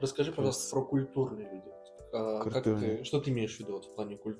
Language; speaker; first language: Russian; native; Russian